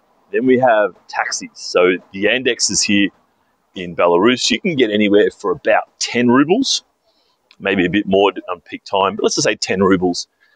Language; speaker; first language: English; native; English